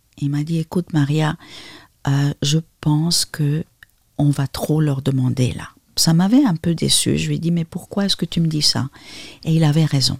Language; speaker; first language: French; non-native, fluent; Spanish